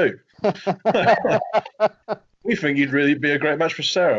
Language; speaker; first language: English; native; English